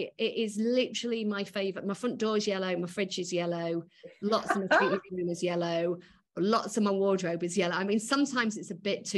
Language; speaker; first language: English; native; English